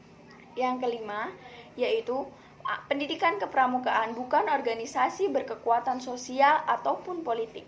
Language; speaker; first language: Indonesian; native; Indonesian